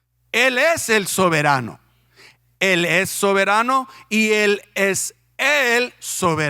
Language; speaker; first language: Spanish; non-native, fluent; English